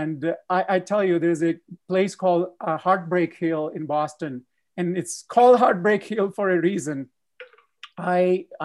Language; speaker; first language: English; non-native, local second language; Punjabi